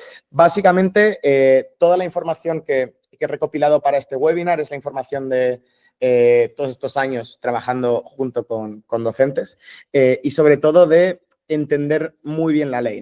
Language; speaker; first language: Spanish; native; Spanish